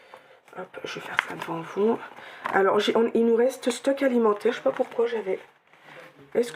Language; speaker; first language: French; native; French